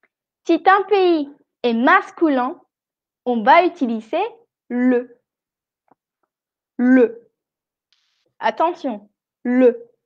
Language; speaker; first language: French; non-native, fluent; Spanish